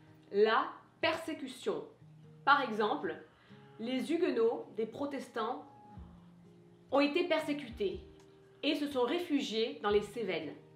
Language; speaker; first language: French; native; French